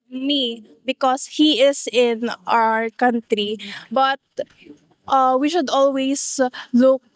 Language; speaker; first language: English; non-native, local second language; Bikol